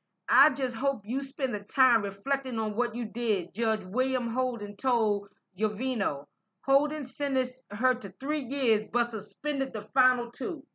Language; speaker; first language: English; native; English